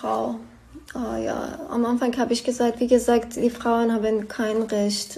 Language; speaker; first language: German; non-native, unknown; Persian